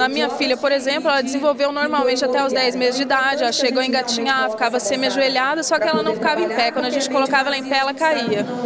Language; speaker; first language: Portuguese; native; Portuguese